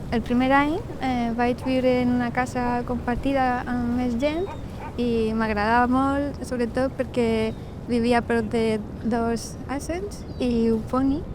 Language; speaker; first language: Catalan; non-native, fluent; Spanish